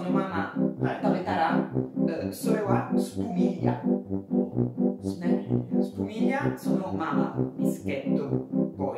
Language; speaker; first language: Japanese; non-native, learner; Italian